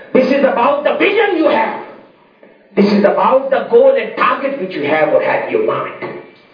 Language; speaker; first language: English; non-native, local second language; Urdu